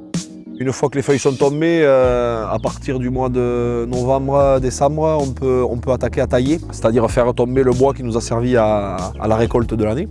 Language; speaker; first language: French; native; French